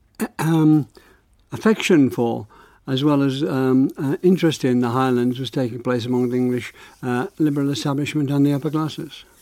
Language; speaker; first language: English; native; English